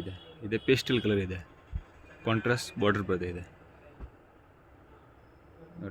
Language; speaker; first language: Kannada; non-native, local second language; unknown